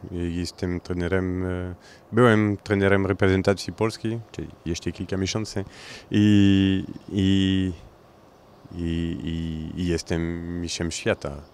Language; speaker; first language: Polish; non-native, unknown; French